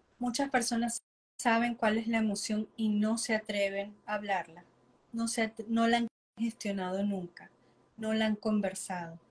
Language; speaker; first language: Spanish; native; Spanish